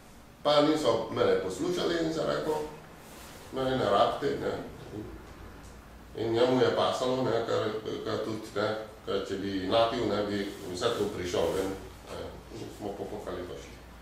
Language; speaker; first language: Slovenian; non-native, fluent; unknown